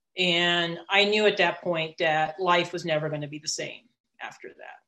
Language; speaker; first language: English; early bilingual, other home language; Italian